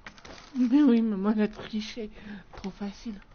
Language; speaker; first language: French; native; French